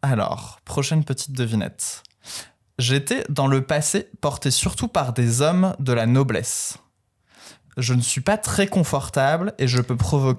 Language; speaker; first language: French; native; French